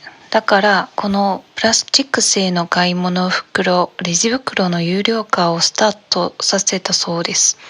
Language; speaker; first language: Japanese; non-native, learner; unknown